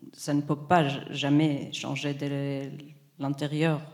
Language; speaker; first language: French; non-native, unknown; Hebrew